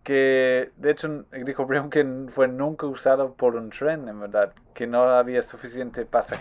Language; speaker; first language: Spanish; non-native, learner; English